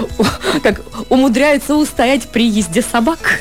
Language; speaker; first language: Russian; native; Russian